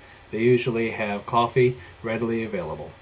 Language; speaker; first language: English; native; English